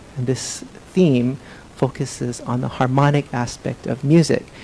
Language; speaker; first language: English; native; English